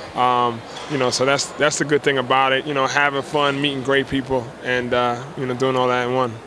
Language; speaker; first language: English; native; English